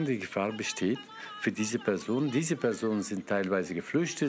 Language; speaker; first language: German; non-native, fluent; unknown